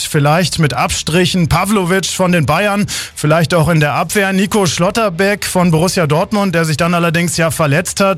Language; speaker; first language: German; native; German